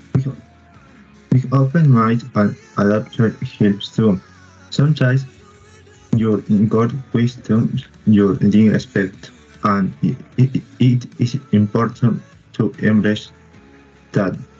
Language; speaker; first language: English; non-native, learner; Spanish